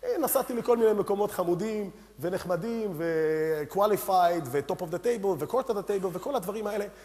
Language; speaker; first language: Hebrew; early bilingual, other home language; Romanian